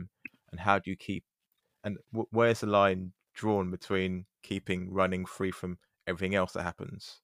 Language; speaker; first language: English; native; English